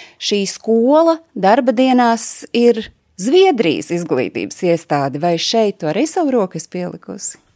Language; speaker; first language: Latvian; native; Latvian